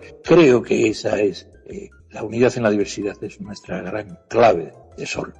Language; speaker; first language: Spanish; native; Spanish